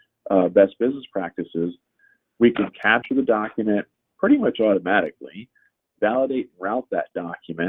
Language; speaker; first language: English; native; English